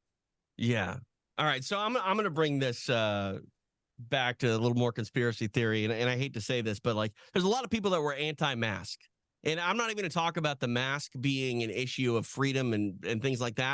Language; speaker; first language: English; native; English